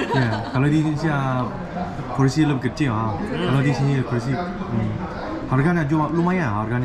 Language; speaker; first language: Indonesian; non-native, learner; Chinese